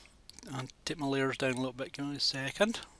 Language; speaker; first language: English; native; English